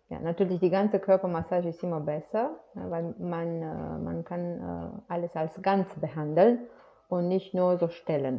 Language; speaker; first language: German; non-native, fluent; Romanian